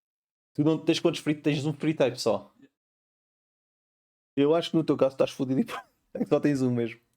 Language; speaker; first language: Portuguese; native; Portuguese